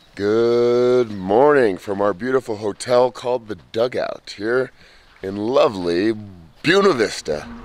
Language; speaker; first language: English; native; English